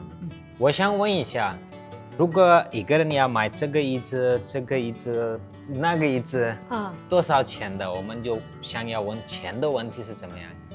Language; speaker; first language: Chinese; non-native, learner; Hindi